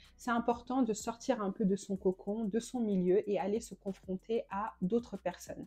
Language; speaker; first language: French; native; French